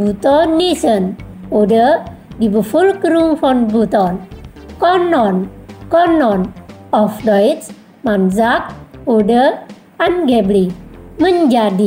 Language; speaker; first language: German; non-native, fluent; Indonesian